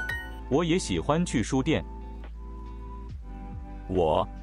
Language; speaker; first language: Chinese; non-native, learner; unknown